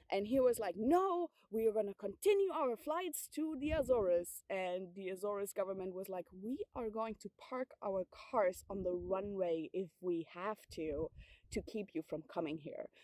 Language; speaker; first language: English; non-native, fluent; German